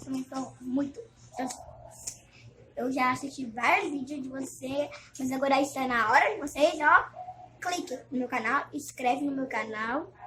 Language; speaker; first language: Portuguese; early bilingual, other home language; Haitian Creole